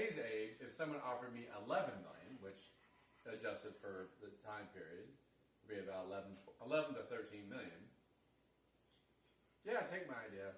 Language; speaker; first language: English; native; English